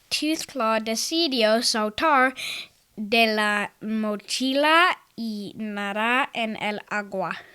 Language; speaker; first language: Spanish; non-native, learner; English